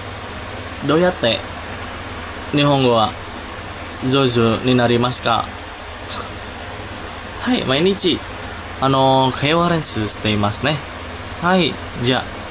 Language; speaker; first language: Japanese; non-native, learner; Indonesian